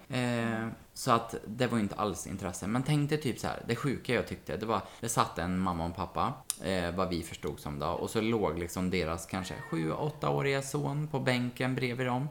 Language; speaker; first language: Swedish; native; Swedish